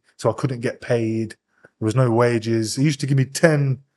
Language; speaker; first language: English; native; English